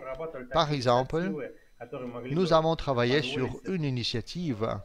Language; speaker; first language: French; non-native, fluent; Russian